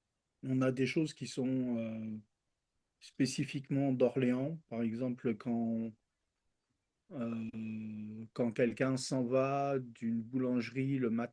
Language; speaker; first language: French; early bilingual, other home language; Spanish